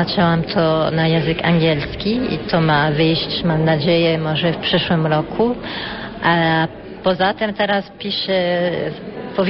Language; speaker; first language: Polish; early bilingual, heritage; Polish